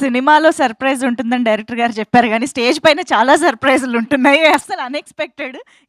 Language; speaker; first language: Telugu; native; Telugu